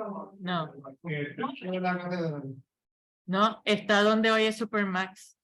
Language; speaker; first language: Spanish; native; Spanish